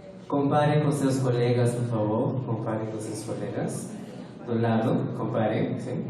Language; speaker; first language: Portuguese; non-native, fluent; Spanish